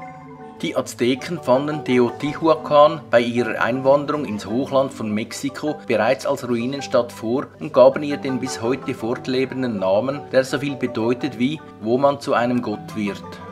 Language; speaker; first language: German; native; German